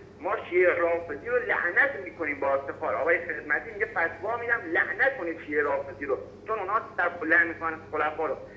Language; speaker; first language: Persian; native; Persian